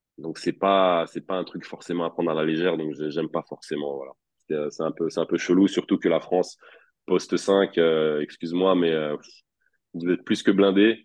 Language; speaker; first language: French; native; French